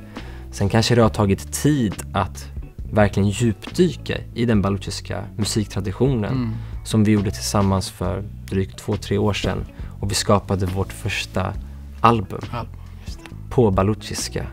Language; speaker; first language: Swedish; early bilingual, other home language; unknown